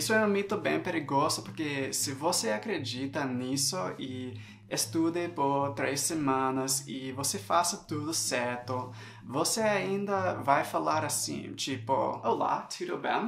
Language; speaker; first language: Portuguese; non-native, fluent; English